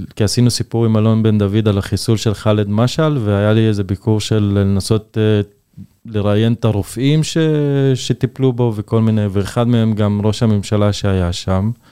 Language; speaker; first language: Hebrew; non-native, local second language; Arabic